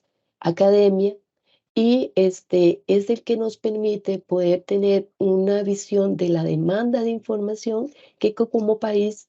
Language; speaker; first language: Spanish; native; Spanish